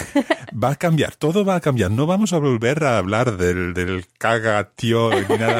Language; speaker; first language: Spanish; non-native, fluent; English